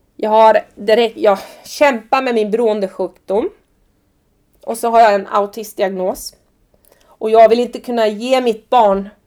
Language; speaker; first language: Swedish; early bilingual, other home language; Persian